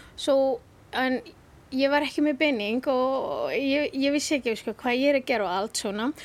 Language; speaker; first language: Icelandic; non-native, learner; Somali